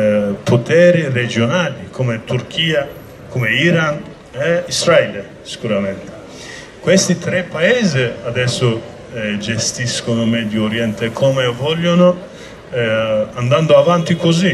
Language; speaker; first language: Italian; non-native, learner; Kurdish